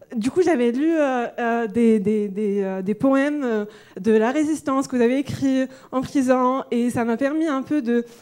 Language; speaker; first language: French; non-native, local second language; Arabic